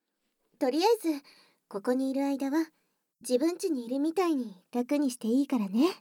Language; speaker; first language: Japanese; native; Japanese